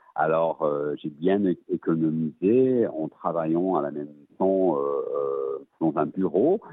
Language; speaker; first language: French; early bilingual, heritage; English